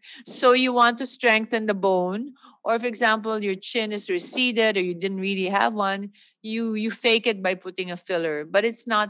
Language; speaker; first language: English; non-native, local second language; Filipino